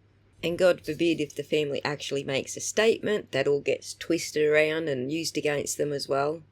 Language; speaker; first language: English; native; English